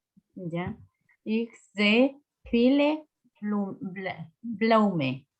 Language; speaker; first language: German; non-native, learner; Spanish